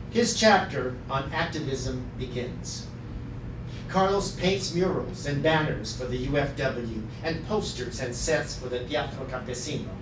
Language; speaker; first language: English; native; English